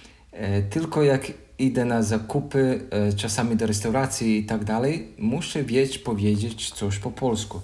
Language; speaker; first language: Polish; non-native, learner; Croatian